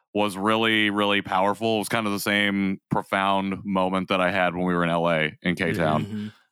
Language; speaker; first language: English; native; English